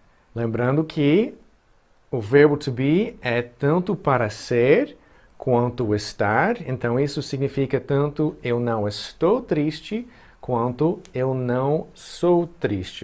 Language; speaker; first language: Portuguese; non-native, fluent; English